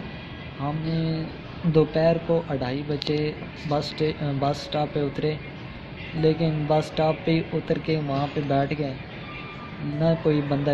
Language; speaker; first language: Urdu; non-native, local second language; Punjabi